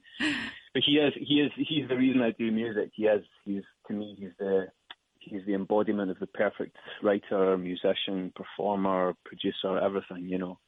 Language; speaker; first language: English; native; English